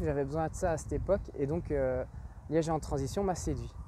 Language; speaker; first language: French; native; French